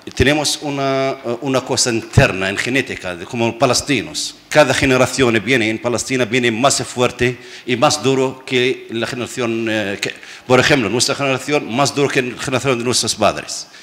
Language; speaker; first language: Spanish; non-native, fluent; Arabic